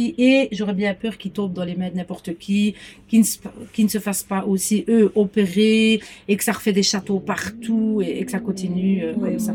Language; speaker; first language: French; native; French